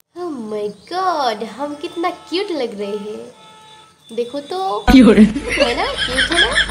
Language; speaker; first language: Hindi; non-native, local second language; Bangla